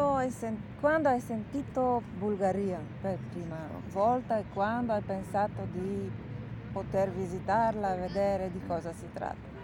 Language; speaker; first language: Italian; non-native, fluent; Bulgarian